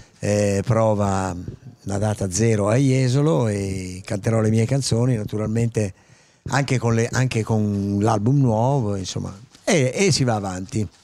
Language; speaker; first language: Italian; native; Italian